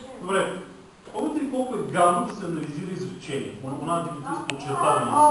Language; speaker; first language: Bulgarian; non-native, local second language; Romanian